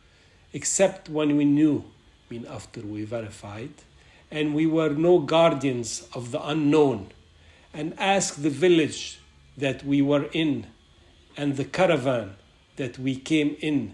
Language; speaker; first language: English; non-native, fluent; Arabic